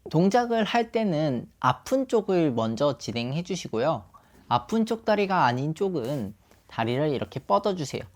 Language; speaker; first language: Korean; native; Korean